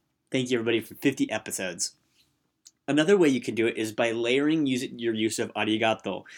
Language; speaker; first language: English; native; English